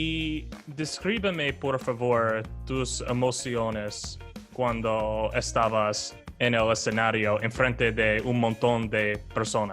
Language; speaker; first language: Spanish; non-native, learner; English